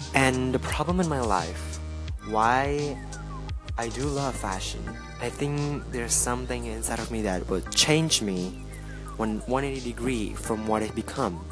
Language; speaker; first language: English; non-native, learner; Indonesian